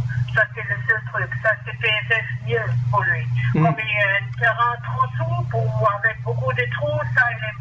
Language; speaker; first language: French; non-native, learner; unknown